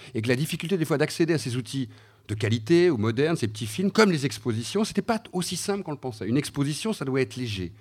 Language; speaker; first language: French; native; French